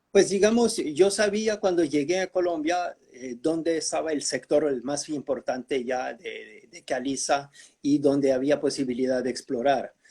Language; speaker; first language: Spanish; early bilingual, heritage; Spanish